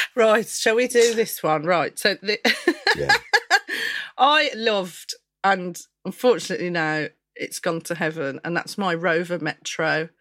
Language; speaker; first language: English; native; English